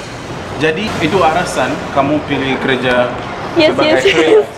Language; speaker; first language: Indonesian; non-native, fluent; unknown